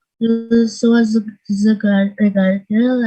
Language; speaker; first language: French; non-native, learner; Indonesian